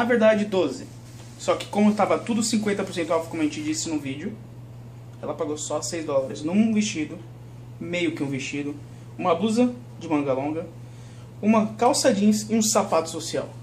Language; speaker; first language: Portuguese; native; Portuguese